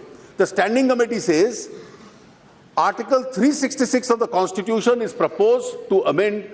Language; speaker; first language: English; non-native, local second language; Hindi